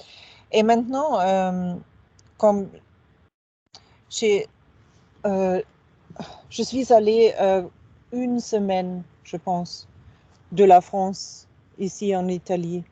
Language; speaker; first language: French; non-native, fluent; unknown